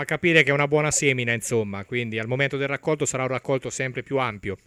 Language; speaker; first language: Italian; native; Italian